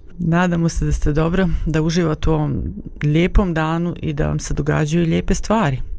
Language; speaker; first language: Bosnian; native; Bosnian